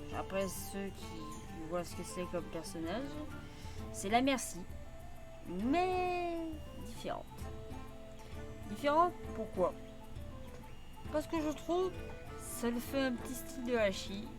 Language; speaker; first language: French; native; French